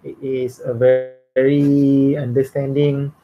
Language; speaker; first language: English; non-native, local second language; Malay